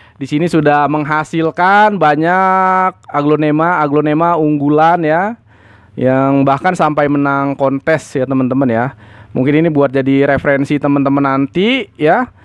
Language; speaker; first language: Indonesian; native; Indonesian